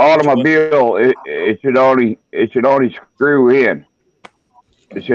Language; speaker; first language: English; native; English